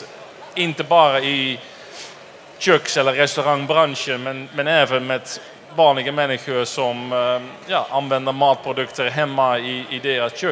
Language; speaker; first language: Swedish; non-native, fluent; Dutch